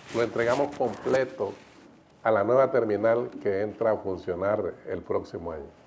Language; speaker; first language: Spanish; native; Spanish